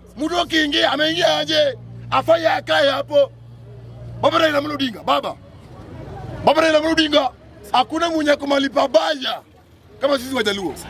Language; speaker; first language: Swahili; non-native, local second language; Luo (Kenya and Tanzania)